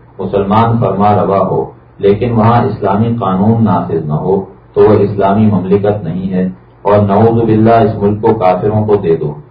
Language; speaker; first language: Urdu; native; Urdu